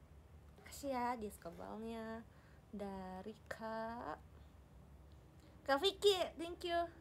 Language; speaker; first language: Indonesian; non-native, fluent; Japanese